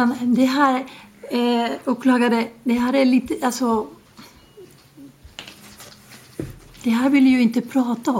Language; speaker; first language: Swedish; non-native, learner; Spanish